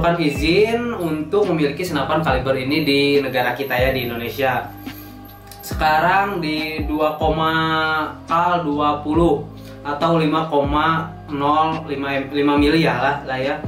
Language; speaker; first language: Indonesian; native; Indonesian